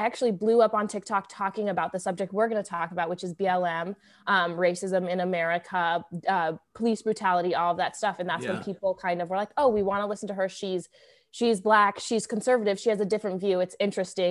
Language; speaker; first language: English; native; English